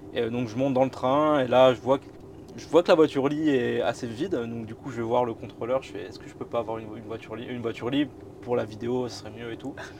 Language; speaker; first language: French; native; French